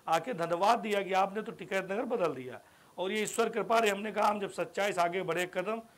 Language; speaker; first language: Hindi; native; Hindi